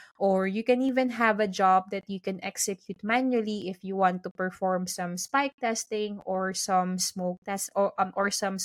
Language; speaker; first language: English; non-native, local second language; Filipino